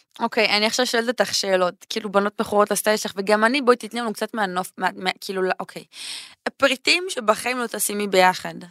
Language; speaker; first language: Hebrew; native; Hebrew